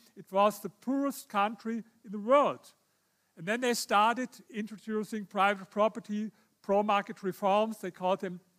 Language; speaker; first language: English; non-native, fluent; German